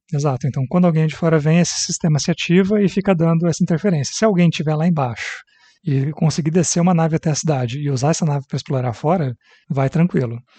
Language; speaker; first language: Portuguese; native; Portuguese